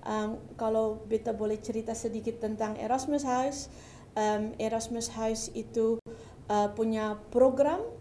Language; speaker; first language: Indonesian; early bilingual, heritage; Dutch